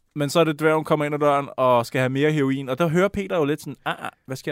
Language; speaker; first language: Danish; native; Danish